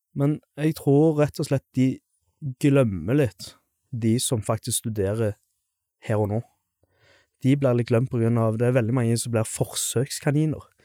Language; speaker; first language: Norwegian; native; Norwegian